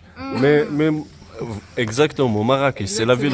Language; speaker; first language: French; non-native, learner; Arabic